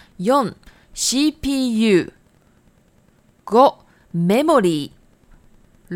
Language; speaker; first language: Japanese; non-native, fluent; Chinese